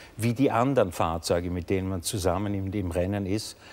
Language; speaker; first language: German; native; German